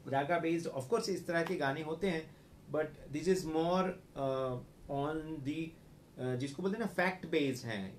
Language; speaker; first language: Hindi; non-native, local second language; Gujarati